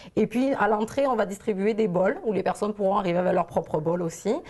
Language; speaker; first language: French; native; French